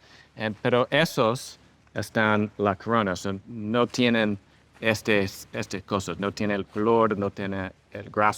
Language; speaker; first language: Spanish; non-native, learner; English